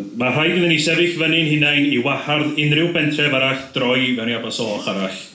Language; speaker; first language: Welsh; native; Welsh